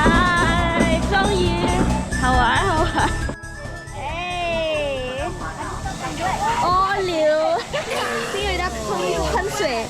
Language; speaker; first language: Chinese; early bilingual, heritage; English